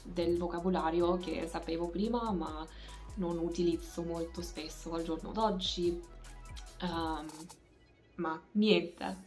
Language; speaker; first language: Italian; non-native, fluent; English